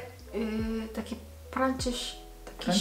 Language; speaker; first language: Polish; non-native, learner; Korean